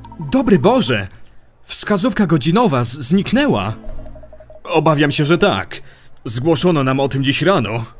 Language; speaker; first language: Polish; early bilingual, heritage; Polish